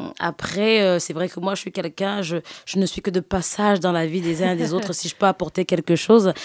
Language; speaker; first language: French; early bilingual, other home language; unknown